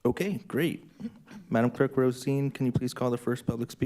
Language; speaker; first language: English; native; English